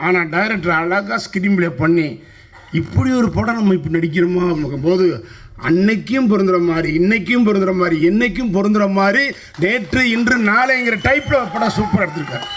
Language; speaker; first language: Tamil; native; Tamil